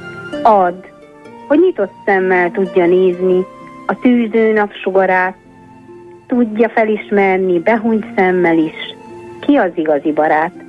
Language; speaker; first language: Hungarian; native; Hungarian